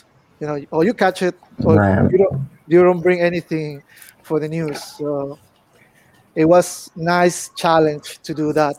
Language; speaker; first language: English; non-native, fluent; Spanish